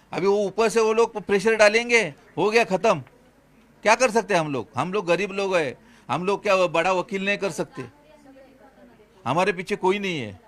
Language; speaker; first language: Hindi; non-native, local second language; Marathi